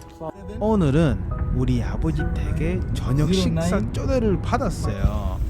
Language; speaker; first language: Korean; non-native, fluent; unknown